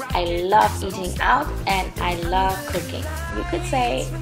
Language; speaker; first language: English; non-native, fluent; German